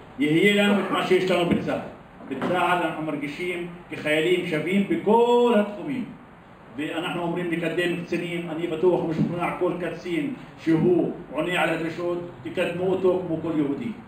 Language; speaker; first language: Hebrew; non-native, local second language; Arabic